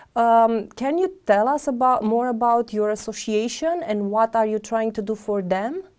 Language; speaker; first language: English; non-native, fluent; Romanian